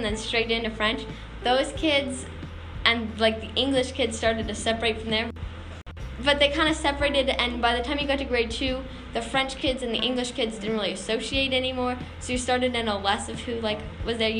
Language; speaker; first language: English; native; English